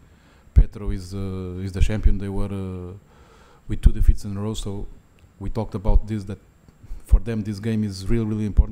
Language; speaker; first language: English; non-native, fluent; Portuguese